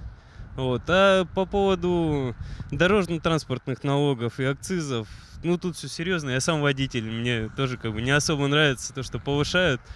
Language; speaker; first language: Russian; native; Russian